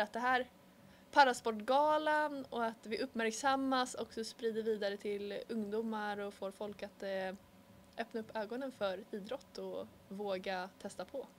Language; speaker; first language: Swedish; native; Swedish